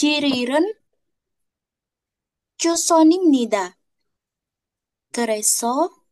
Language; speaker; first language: Korean; non-native, learner; Indonesian